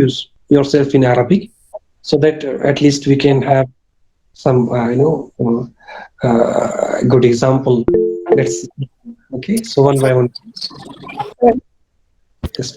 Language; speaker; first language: English; non-native, local second language; Urdu